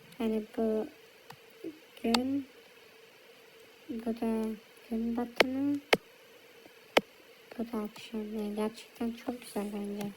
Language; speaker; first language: Turkish; early bilingual, heritage; Turkish